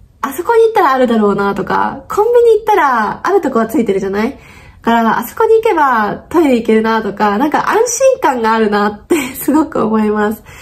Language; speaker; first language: Japanese; non-native, fluent; German